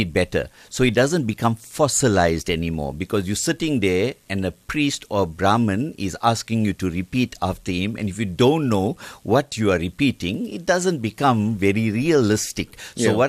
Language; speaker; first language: English; native; English